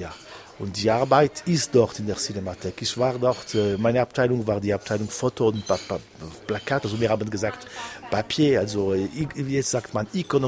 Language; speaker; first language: German; non-native, local second language; French